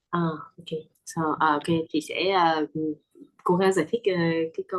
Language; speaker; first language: Vietnamese; native; Vietnamese